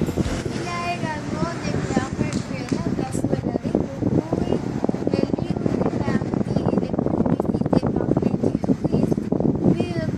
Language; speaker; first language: French; non-native, learner; Spanish